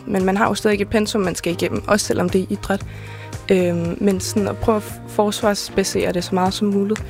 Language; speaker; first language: Danish; native; Danish